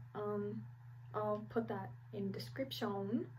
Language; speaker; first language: English; native; English